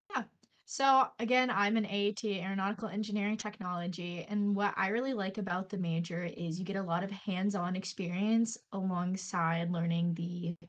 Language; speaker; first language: English; native; English